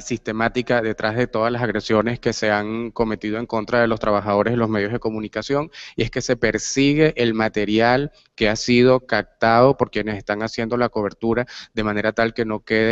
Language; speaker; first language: Spanish; native; Spanish